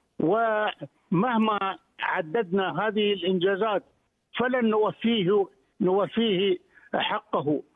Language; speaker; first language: Arabic; native; Arabic